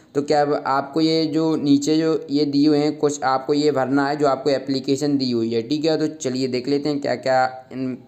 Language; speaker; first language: Hindi; native; Hindi